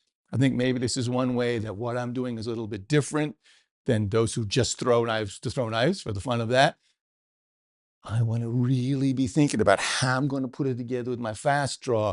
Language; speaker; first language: English; native; English